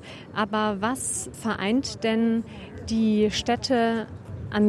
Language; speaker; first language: German; native; German